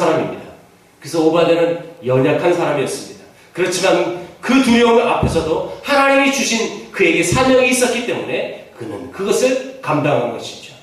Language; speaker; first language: Korean; native; Korean